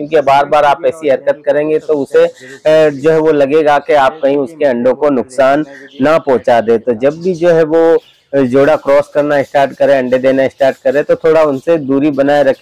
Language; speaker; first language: Hindi; native; Hindi